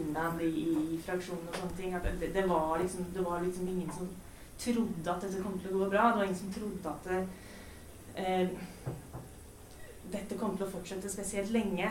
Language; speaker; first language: Norwegian; native; Norwegian